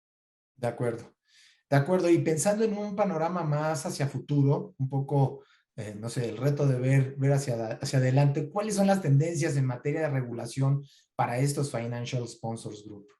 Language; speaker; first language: Spanish; native; Spanish